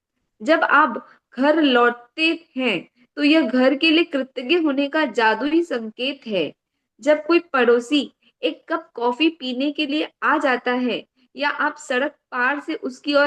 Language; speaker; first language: Hindi; native; Hindi